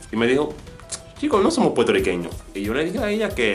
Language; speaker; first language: Spanish; non-native, fluent; English